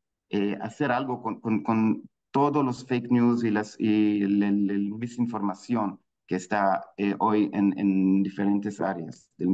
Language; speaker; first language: Spanish; non-native, fluent; Hebrew